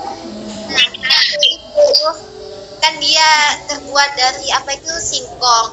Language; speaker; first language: Indonesian; native; Indonesian